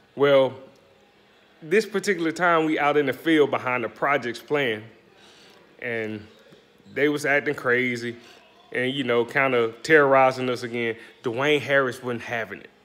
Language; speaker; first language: English; native; English